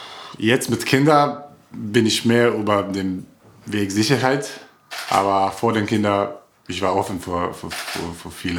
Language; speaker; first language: German; non-native, learner; Croatian